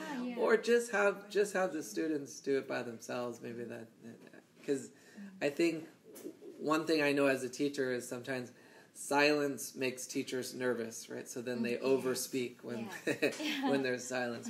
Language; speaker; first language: English; early bilingual, other home language; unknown